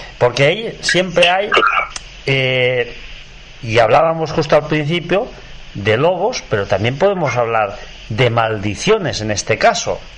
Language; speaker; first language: Spanish; native; Spanish